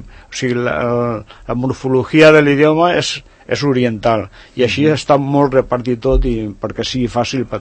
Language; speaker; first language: Catalan; non-native, local second language; Spanish